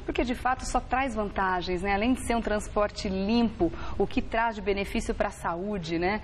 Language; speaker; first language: Portuguese; native; Portuguese